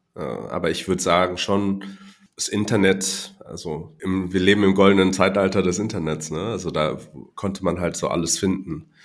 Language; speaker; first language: German; non-native, fluent; Cantonese